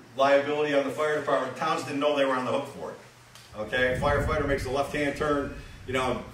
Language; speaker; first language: English; native; English